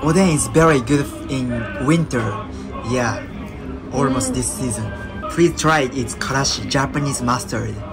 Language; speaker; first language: English; non-native, learner; Japanese